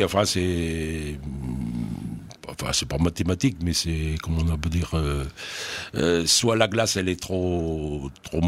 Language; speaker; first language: French; native; French